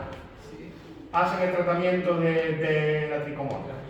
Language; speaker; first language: Spanish; native; Spanish